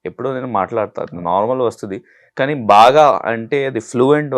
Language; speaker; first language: Telugu; non-native, learner; Hindi